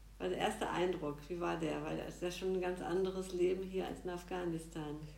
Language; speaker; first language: German; native; German